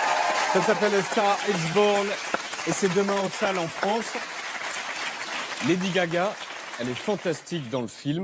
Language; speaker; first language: French; native; French